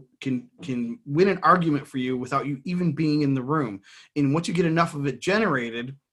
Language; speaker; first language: English; native; English